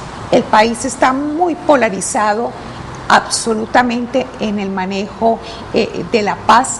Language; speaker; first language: Spanish; native; Spanish